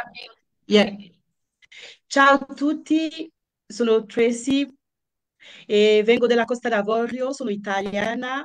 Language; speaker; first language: Italian; non-native, fluent; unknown